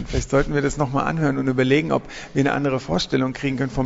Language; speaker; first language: German; native; German